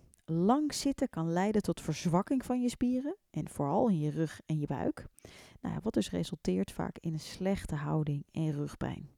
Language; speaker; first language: Dutch; native; Dutch